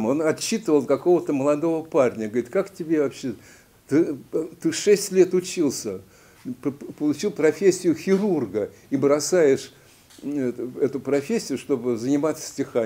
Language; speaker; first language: Russian; native; Russian